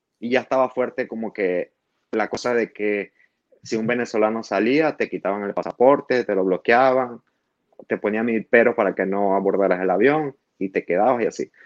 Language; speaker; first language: Spanish; native; Spanish